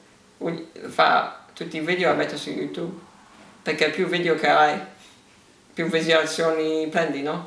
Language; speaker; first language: Italian; early bilingual, heritage; English